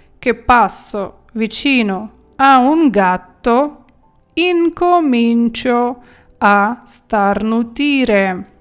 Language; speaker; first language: Italian; non-native, fluent; Ukrainian